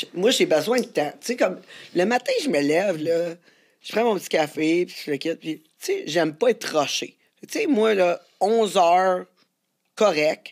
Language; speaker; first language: French; native; French